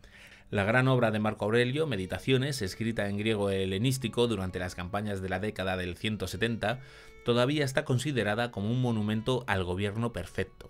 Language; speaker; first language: Spanish; native; Spanish